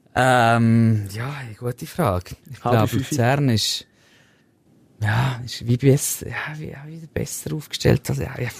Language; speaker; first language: German; native; German